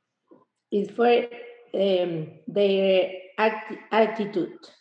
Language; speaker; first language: English; non-native, learner; Spanish